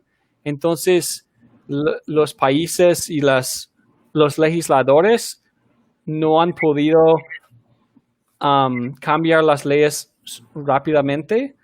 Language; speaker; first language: Spanish; non-native, fluent; English